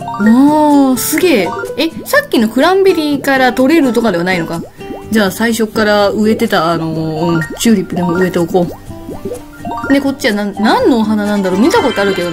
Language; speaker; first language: Japanese; native; Japanese